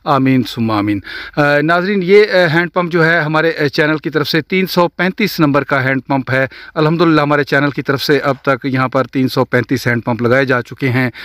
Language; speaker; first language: Urdu; non-native, local second language; Punjabi